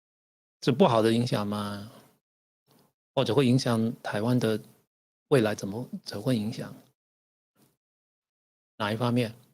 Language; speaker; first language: Chinese; non-native, learner; English